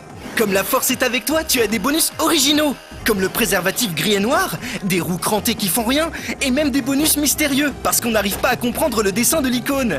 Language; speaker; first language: French; native; French